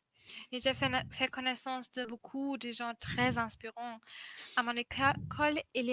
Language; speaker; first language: French; non-native, fluent; German